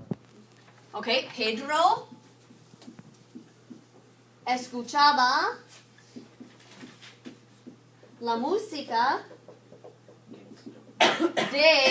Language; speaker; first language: Spanish; non-native, fluent; English